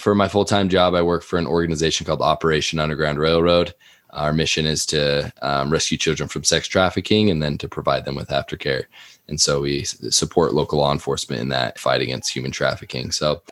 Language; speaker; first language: English; native; English